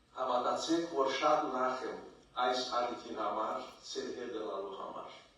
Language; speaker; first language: Armenian; early bilingual, heritage; Armenian